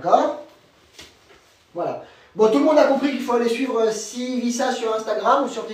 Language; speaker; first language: French; native; French